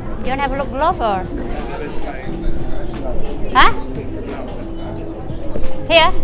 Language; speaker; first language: English; non-native, learner; Indonesian